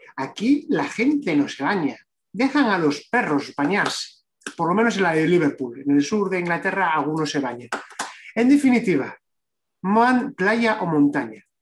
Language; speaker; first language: Spanish; native; Spanish